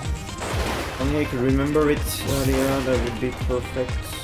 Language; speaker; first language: English; non-native, fluent; French